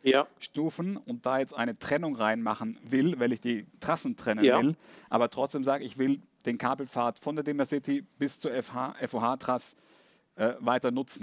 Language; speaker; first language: German; native; German